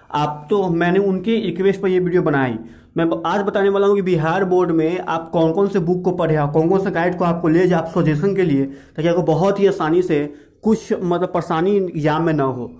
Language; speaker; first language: Hindi; native; Hindi